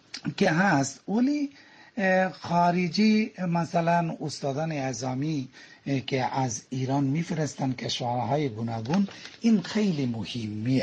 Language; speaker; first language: Persian; non-native, fluent; Bangla